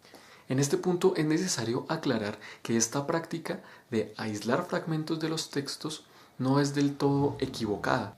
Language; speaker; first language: Spanish; native; Spanish